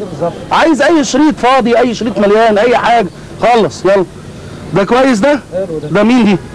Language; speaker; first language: Arabic; native; Arabic